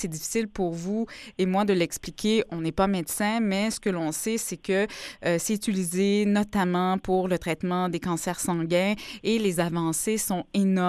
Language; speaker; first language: French; native; French